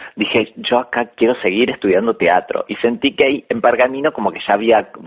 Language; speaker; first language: Spanish; native; Spanish